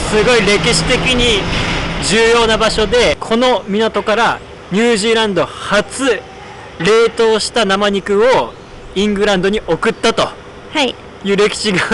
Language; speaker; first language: Japanese; native; Japanese